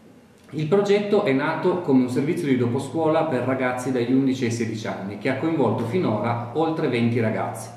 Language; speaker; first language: Italian; native; Italian